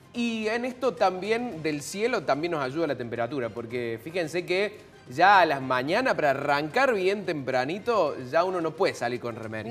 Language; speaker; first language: Spanish; native; Spanish